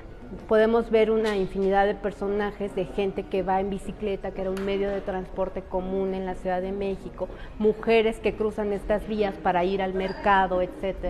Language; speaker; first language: Spanish; native; Spanish